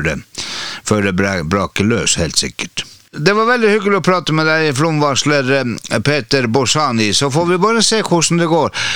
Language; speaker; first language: Norwegian; native; Norwegian